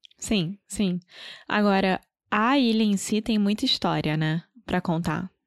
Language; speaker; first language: Portuguese; native; Portuguese